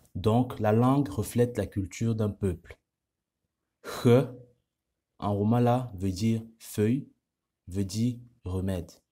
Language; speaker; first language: French; non-native, local second language; Ghomala